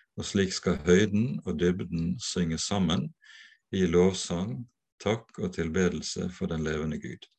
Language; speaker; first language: Norwegian; native; Norwegian